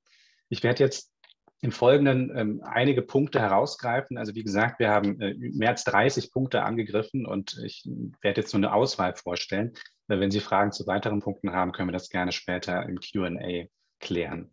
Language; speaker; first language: German; native; German